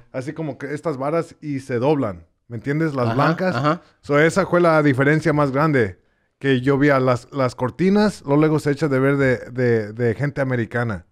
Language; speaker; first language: Spanish; early bilingual, heritage; Spanish